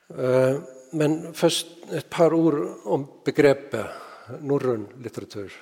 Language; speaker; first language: Norwegian; non-native, fluent; Icelandic